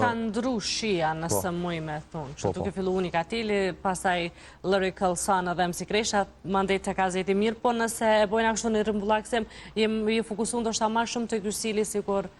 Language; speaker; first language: Albanian; native; Albanian